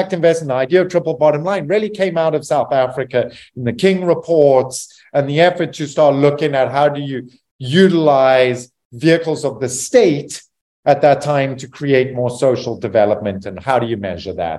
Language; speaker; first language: English; native; English